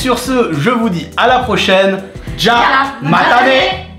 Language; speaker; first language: French; native; French